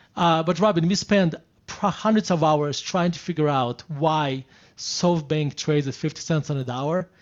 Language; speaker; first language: English; non-native, fluent; Russian